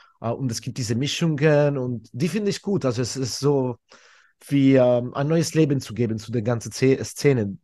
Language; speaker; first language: German; non-native, fluent; Italian